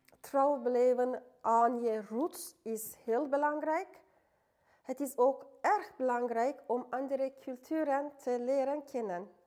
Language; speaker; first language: Dutch; non-native, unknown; Turkish